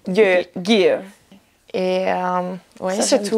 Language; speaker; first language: French; non-native, learner; Hungarian